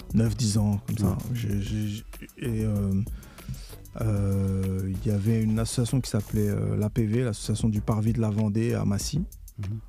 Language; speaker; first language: French; native; French